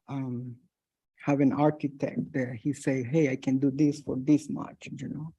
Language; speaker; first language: English; non-native, fluent; Spanish